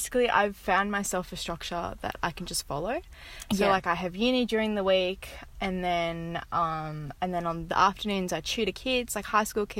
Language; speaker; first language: English; native; English